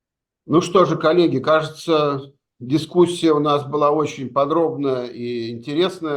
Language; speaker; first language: Russian; native; Russian